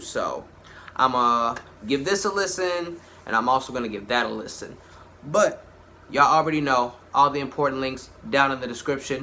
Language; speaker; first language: English; native; English